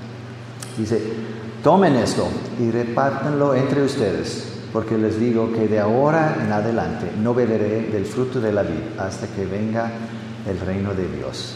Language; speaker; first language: Spanish; non-native, fluent; English